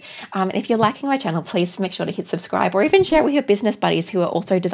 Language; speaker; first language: English; native; English